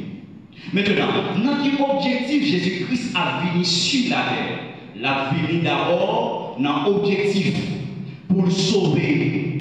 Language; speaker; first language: French; non-native, local second language; Haitian Creole